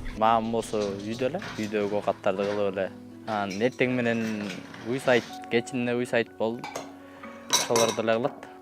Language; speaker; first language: Kyrgyz; non-native, local second language; Russian